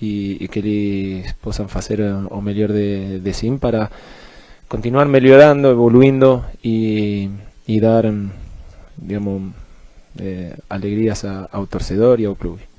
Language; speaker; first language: Portuguese; non-native, fluent; Spanish